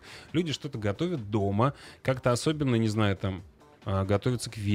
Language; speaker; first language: Russian; native; Russian